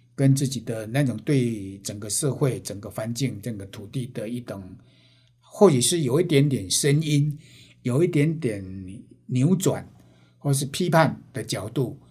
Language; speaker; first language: Chinese; native; Chinese